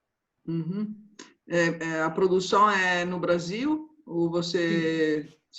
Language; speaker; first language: Portuguese; non-native, fluent; Spanish